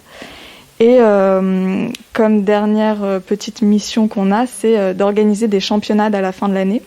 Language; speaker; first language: French; native; French